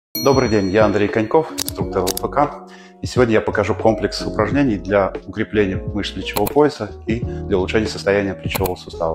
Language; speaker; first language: Russian; native; Russian